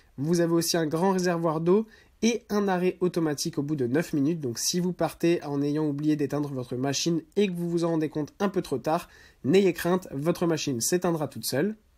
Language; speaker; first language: French; native; French